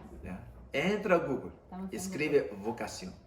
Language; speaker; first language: Spanish; non-native, fluent; English